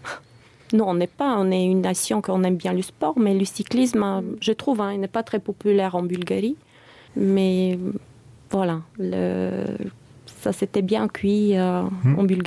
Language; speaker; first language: French; non-native, fluent; Bulgarian